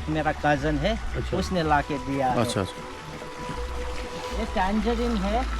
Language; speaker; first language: Hindi; non-native, local second language; Nepali